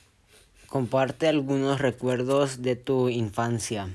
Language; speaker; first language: Spanish; early bilingual, heritage; Spanish